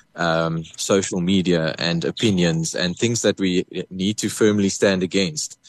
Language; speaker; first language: English; native; English